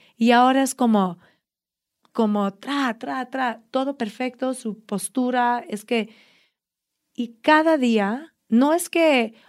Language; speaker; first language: Spanish; early bilingual, heritage; Spanish